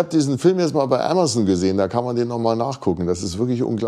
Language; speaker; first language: German; native; German